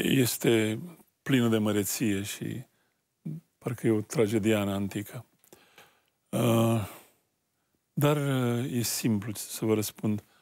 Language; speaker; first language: Romanian; native; Romanian